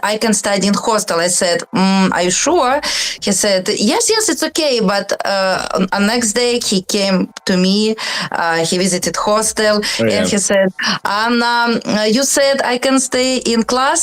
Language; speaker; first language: English; non-native, learner; Russian